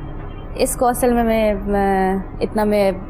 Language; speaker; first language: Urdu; non-native, local second language; Pashto